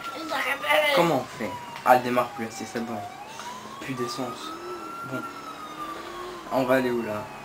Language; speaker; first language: French; native; French